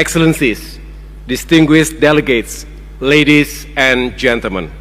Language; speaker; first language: English; non-native, fluent; Indonesian